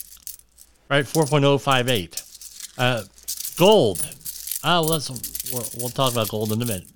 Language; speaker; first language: English; native; English